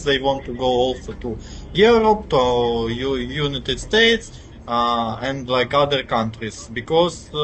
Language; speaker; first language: English; non-native, fluent; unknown